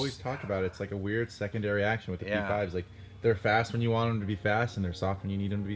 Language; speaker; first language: English; native; English